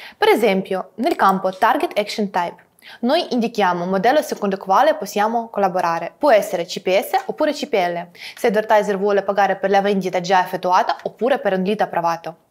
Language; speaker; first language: Italian; non-native, fluent; Russian